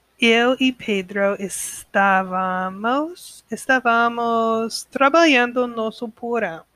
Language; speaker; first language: Portuguese; non-native, learner; English